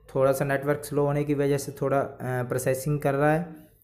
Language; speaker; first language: Hindi; native; Hindi